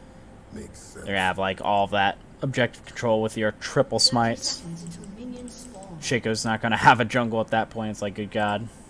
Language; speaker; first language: English; native; English